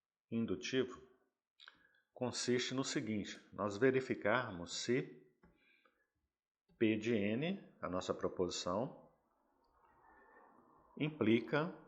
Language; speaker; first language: Portuguese; native; Portuguese